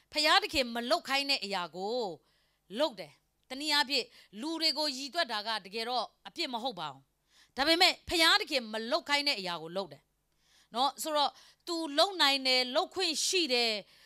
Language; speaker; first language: Burmese; non-native, local second language; Kachin